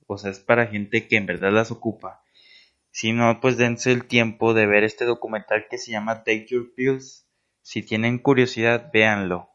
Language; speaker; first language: Spanish; native; Spanish